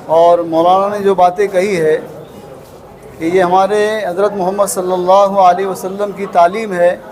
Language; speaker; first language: Urdu; native; Urdu